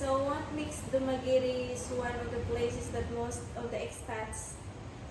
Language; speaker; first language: English; non-native, local second language; Filipino